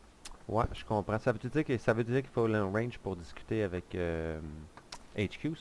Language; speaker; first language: French; native; French